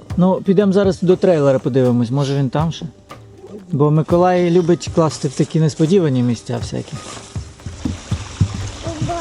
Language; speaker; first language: Ukrainian; native; Ukrainian